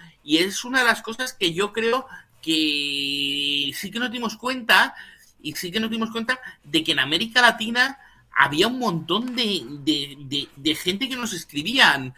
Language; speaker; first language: Spanish; native; Spanish